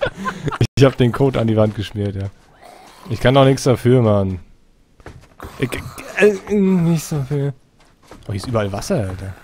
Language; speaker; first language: German; native; German